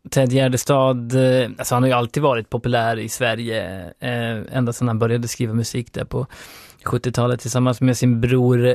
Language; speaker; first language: Swedish; native; Swedish